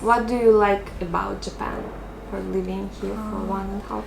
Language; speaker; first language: English; non-native, fluent; Russian